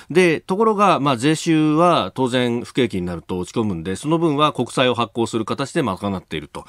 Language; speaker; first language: Japanese; native; Japanese